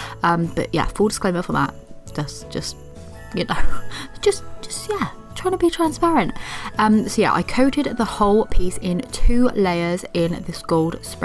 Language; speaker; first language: English; native; English